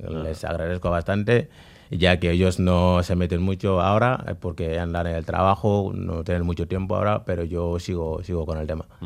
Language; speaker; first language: Spanish; non-native, fluent; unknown